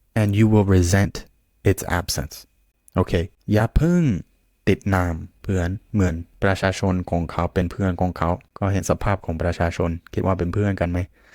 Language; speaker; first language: Thai; native; Thai